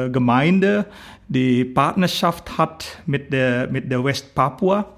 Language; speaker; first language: German; non-native, fluent; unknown